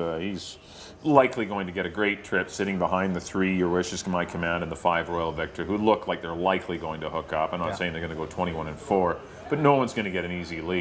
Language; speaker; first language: English; native; English